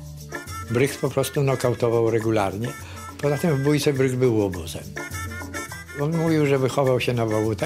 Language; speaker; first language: Polish; native; Polish